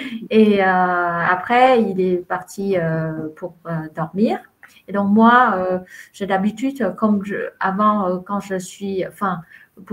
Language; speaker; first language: French; non-native, fluent; Vietnamese